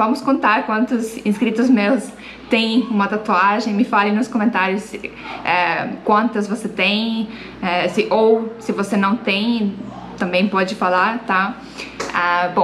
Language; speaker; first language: Portuguese; non-native, fluent; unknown